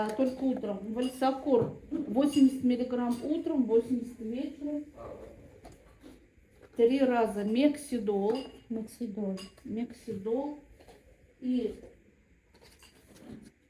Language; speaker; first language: Russian; native; Russian